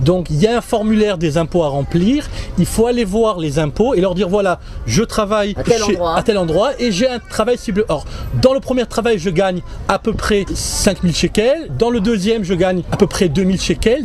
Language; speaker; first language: French; native; French